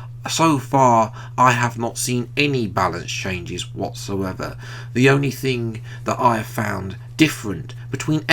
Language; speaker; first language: English; native; English